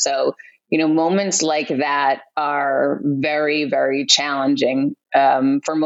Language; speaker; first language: English; native; English